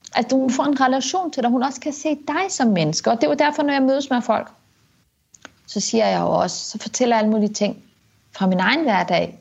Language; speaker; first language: Danish; early bilingual, other home language; Kurdish